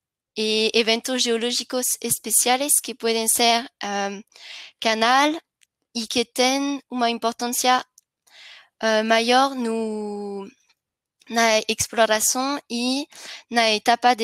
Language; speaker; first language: Spanish; non-native, learner; French